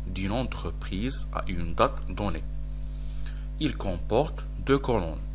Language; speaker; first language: French; non-native, local second language; Arabic